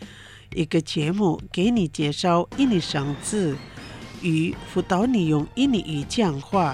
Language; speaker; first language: Chinese; non-native, fluent; Indonesian